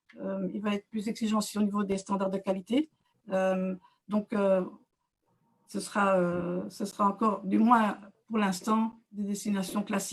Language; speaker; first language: French; native; French